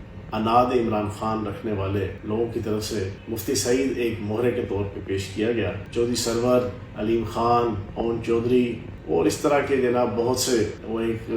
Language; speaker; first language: Urdu; native; Urdu